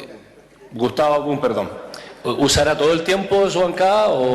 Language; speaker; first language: Spanish; native; Spanish